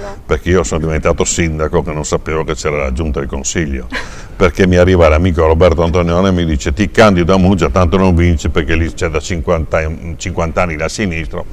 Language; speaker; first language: Italian; native; Italian